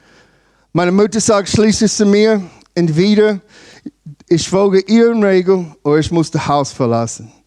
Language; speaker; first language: German; non-native, learner; English